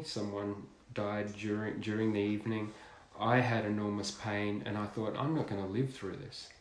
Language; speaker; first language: English; native; English